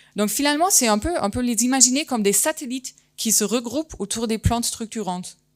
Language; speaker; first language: French; non-native, fluent; German